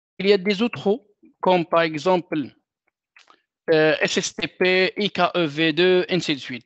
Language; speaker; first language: French; non-native, local second language; Arabic